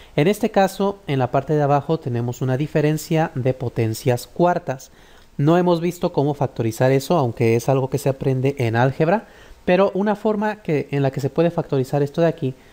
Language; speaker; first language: Spanish; native; Spanish